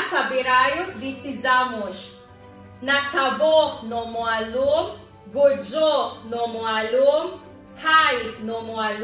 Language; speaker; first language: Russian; non-native, learner; Filipino